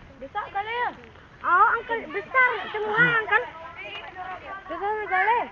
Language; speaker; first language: Indonesian; non-native, learner; Bangla